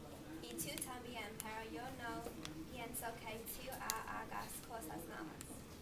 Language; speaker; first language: Spanish; non-native, learner; English